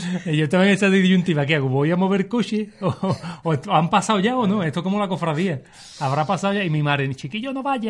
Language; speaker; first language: Spanish; native; Spanish